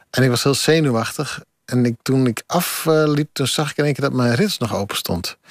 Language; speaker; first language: Dutch; non-native, local second language; Western Frisian